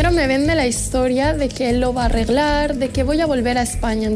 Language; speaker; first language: Spanish; early bilingual, other home language; Arabic